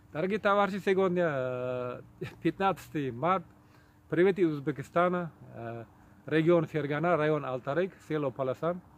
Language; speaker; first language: Russian; non-native, local second language; Uzbek